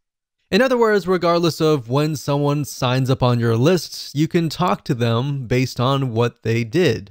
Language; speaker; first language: English; native; English